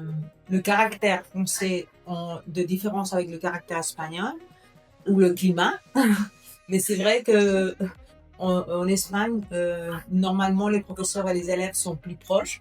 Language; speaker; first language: French; non-native, fluent; Spanish